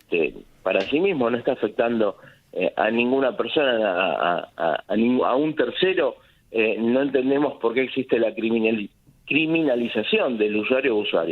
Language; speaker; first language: Spanish; native; Spanish